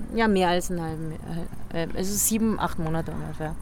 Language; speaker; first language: German; early bilingual, other home language; Filipino